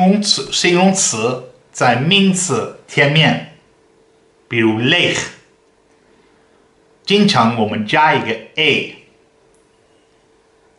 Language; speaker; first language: Chinese; non-native, fluent; Dutch